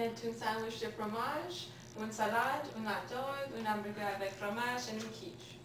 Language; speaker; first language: French; non-native, learner; English